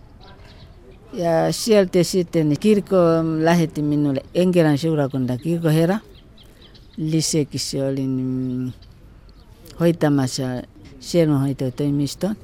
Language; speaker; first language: Finnish; non-native, fluent; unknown